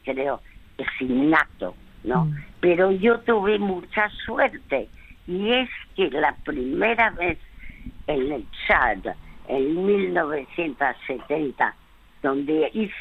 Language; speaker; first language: Spanish; early bilingual, other home language; French